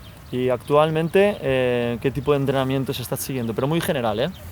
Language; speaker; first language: Spanish; native; Spanish